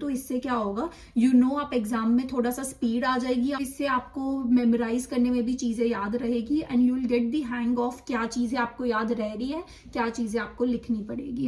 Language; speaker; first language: Hindi; non-native, local second language; Gujarati